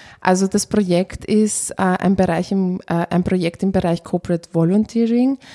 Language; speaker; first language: German; early bilingual, other home language; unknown